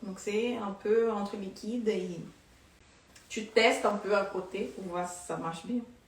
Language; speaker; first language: French; non-native, fluent; Portuguese